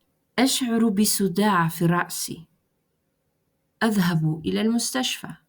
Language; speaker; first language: Arabic; non-native, fluent; Russian